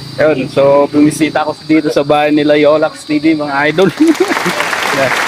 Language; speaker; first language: Filipino; non-native, local second language; Iloko